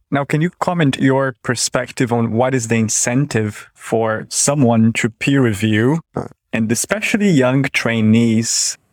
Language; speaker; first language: English; non-native, fluent; Portuguese